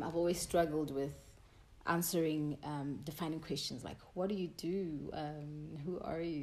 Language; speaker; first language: English; non-native, local second language; Tswana